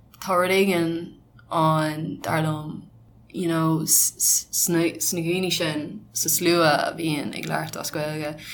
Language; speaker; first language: Irish; non-native, local second language; English